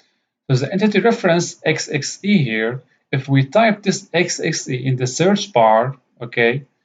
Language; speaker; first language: English; non-native, fluent; Arabic